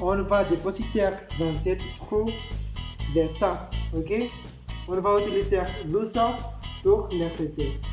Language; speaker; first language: French; non-native, learner; Spanish